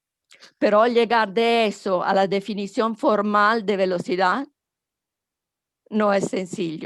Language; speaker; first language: Spanish; non-native, fluent; Italian